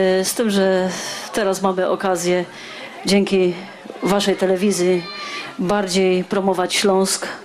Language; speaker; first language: Polish; native; Polish